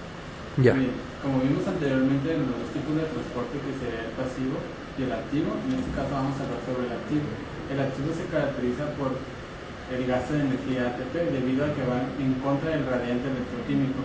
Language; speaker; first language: Spanish; native; Spanish